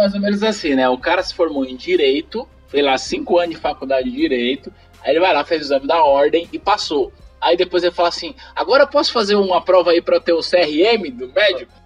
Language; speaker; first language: Portuguese; native; Portuguese